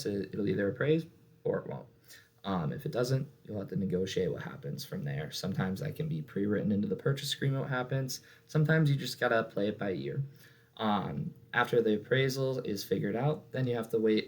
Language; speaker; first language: English; native; English